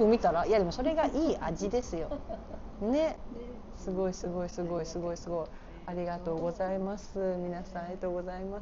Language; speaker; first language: Japanese; native; Japanese